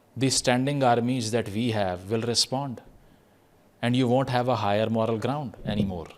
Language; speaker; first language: English; non-native, local second language; Urdu